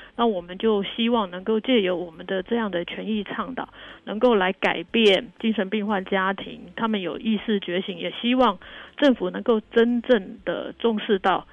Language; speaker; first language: Chinese; native; Chinese